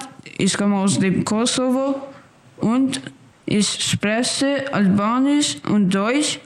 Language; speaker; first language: German; early bilingual, other home language; Albanian